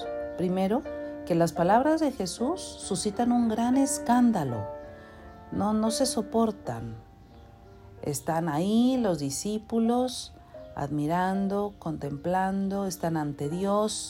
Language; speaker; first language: Spanish; native; Spanish